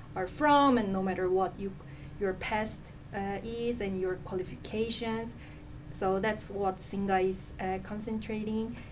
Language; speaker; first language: English; non-native, fluent; Korean